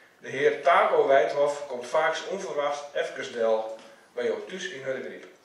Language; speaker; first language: Dutch; non-native, local second language; Western Frisian